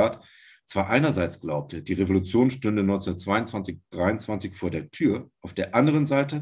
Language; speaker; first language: German; native; German